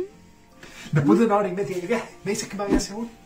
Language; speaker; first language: Spanish; native; Spanish